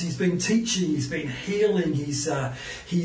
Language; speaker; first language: English; native; English